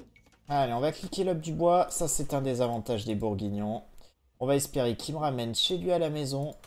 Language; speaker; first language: French; native; French